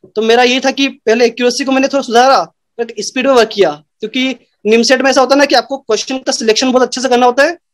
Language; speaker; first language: Hindi; native; Hindi